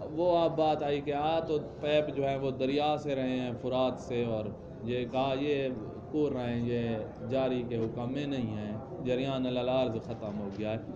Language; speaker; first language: Urdu; non-native, local second language; Punjabi